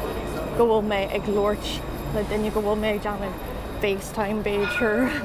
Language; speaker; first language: Irish; non-native, learner; English